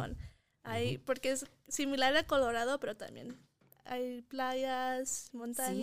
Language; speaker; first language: Spanish; early bilingual, heritage; Spanish